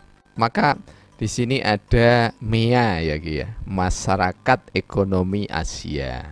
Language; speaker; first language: Indonesian; native; Indonesian